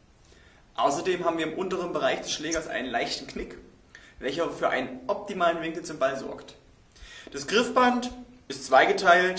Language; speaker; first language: German; native; German